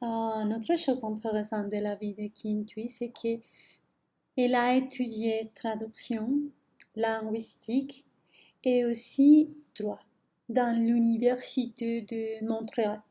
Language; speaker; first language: French; non-native, learner; Spanish